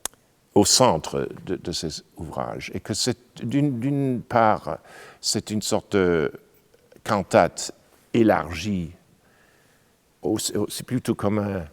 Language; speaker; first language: French; non-native, fluent; English